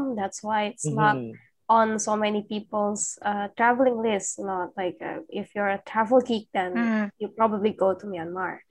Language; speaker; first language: English; non-native, fluent; Indonesian